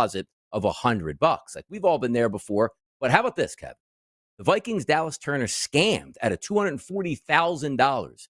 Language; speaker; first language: English; native; English